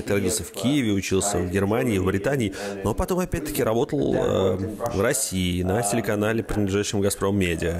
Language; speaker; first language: Russian; native; Russian